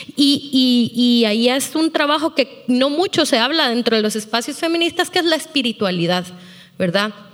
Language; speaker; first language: Spanish; native; Spanish